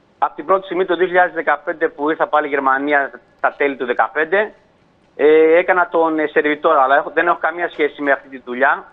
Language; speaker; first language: Greek; early bilingual, heritage; Greek